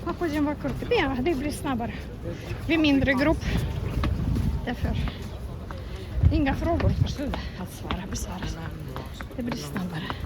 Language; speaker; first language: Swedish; non-native, learner; Russian